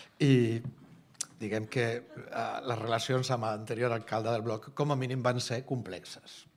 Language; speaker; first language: Catalan; non-native, local second language; Spanish